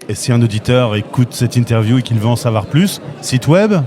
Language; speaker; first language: French; native; French